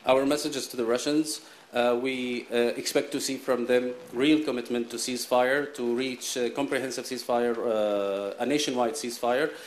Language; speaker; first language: English; non-native, fluent; Arabic